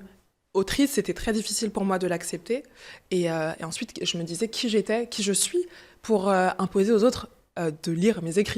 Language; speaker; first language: French; early bilingual, other home language; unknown